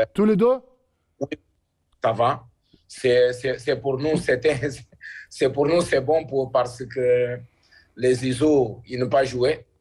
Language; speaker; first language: French; non-native, learner; Portuguese